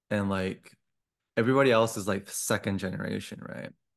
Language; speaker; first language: English; non-native, fluent; Japanese